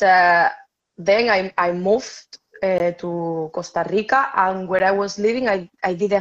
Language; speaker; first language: English; non-native, fluent; Spanish